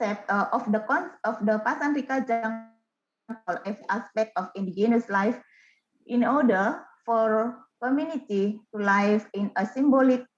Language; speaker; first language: English; non-native, learner; Indonesian